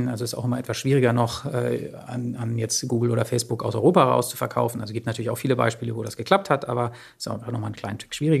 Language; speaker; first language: German; native; German